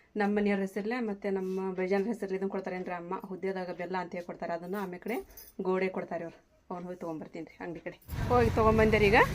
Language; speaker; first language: Kannada; non-native, local second language; Urdu